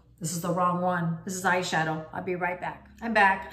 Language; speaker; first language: English; native; English